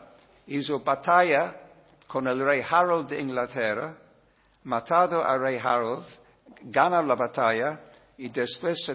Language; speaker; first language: Spanish; non-native, learner; English